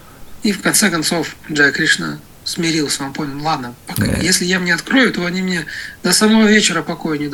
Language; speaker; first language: Russian; native; Russian